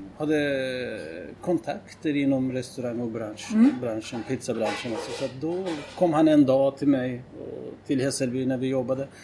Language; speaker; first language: Swedish; non-native, fluent; Kurdish